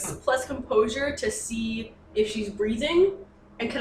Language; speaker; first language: English; native; English